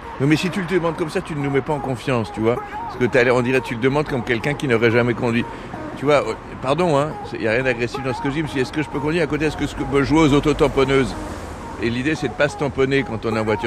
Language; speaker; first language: French; native; French